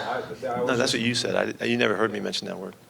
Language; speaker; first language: English; native; English